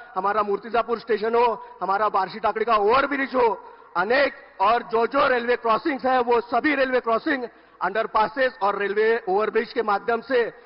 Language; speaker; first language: Hindi; non-native, local second language; Marathi